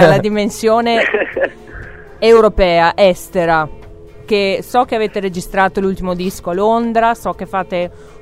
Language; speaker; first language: Italian; native; Italian